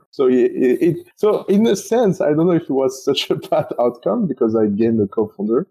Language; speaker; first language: English; non-native, fluent; French